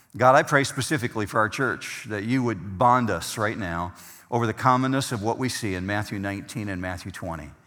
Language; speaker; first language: English; native; English